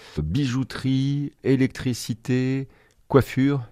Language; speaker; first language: French; native; French